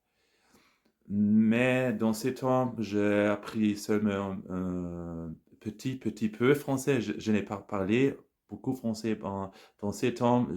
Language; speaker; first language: French; non-native, learner; German